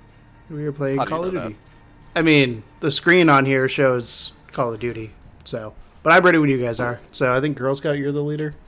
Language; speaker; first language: English; native; English